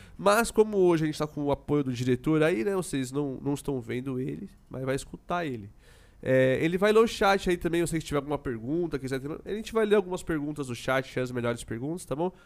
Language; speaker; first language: Portuguese; native; Portuguese